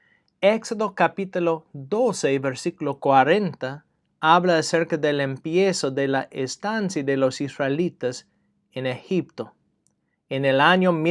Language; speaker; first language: Spanish; non-native, fluent; English